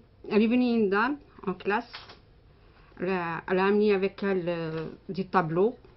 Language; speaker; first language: French; non-native, learner; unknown